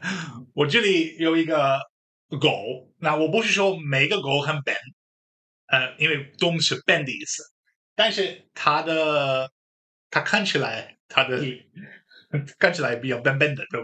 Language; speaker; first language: Chinese; non-native, fluent; Dutch